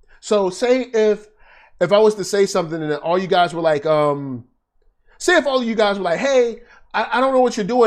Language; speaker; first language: English; native; English